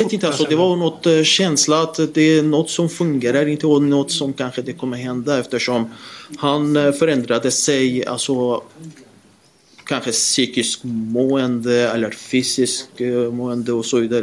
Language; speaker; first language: Swedish; non-native, fluent; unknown